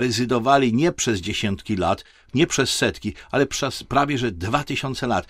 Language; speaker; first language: Polish; native; Polish